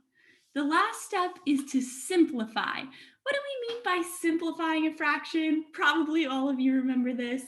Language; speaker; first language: English; native; English